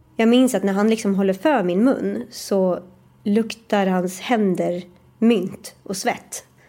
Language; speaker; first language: Swedish; early bilingual, other home language; Persian